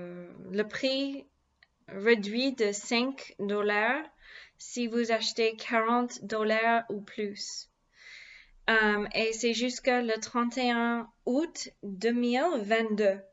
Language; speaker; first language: French; non-native, learner; English